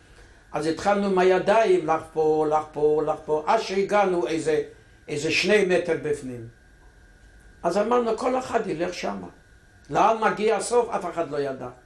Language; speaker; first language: Hebrew; non-native, fluent; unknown